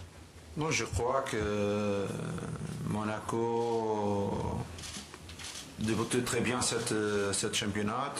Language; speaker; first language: French; non-native, learner; Portuguese